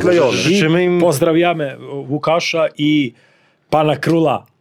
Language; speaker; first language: Polish; non-native, fluent; Serbian